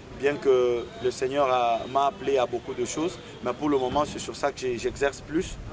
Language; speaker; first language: French; non-native, local second language; Swahili